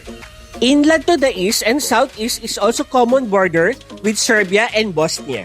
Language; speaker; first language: English; non-native, local second language; Filipino